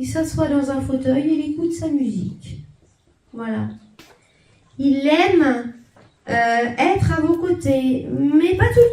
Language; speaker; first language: French; native; French